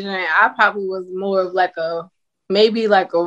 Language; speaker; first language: English; native; English